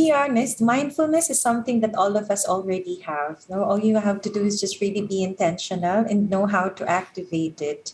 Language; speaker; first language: English; non-native, local second language; Filipino